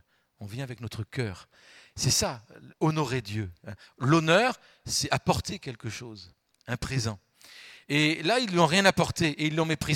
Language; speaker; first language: French; native; French